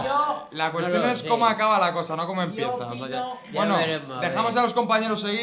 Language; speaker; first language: Spanish; native; Spanish